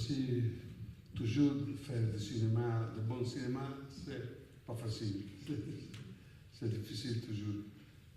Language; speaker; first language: French; non-native, fluent; Italian